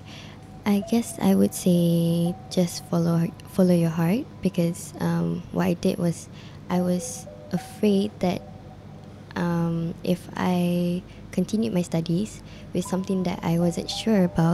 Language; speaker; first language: English; non-native, local second language; Malay